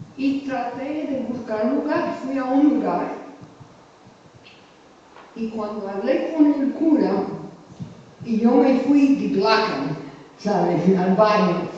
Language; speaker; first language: Spanish; non-native, fluent; English